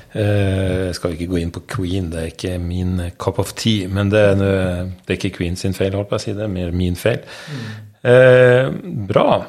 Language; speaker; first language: Norwegian; native; Norwegian